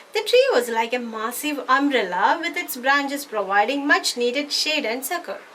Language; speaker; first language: English; non-native, local second language; Malayalam